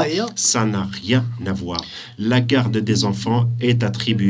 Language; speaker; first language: French; native; French